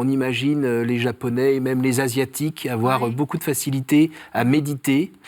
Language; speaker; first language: French; native; French